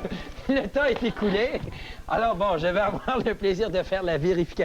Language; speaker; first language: French; native; French